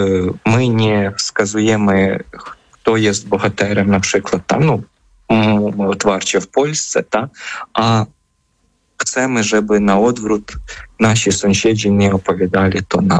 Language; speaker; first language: Polish; non-native, fluent; Ukrainian